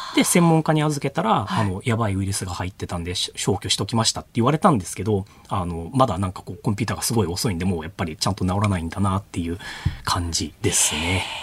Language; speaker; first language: Japanese; native; Japanese